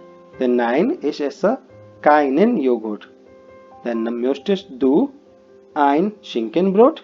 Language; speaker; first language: German; non-native, fluent; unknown